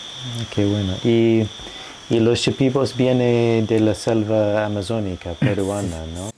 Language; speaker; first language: Spanish; non-native, fluent; English